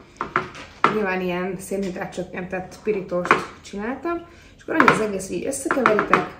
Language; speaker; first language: Hungarian; native; Hungarian